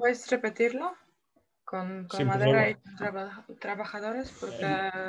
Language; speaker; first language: Spanish; non-native, learner; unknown